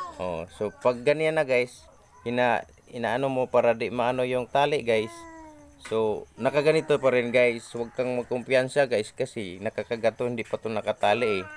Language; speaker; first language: Filipino; non-native, local second language; Cebuano